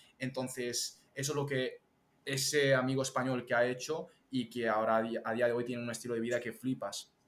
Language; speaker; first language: Spanish; early bilingual, other home language; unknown